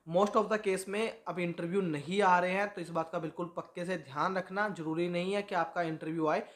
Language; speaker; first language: Hindi; native; Hindi